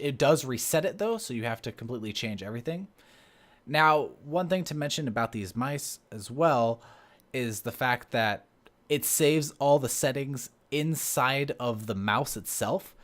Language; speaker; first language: English; native; English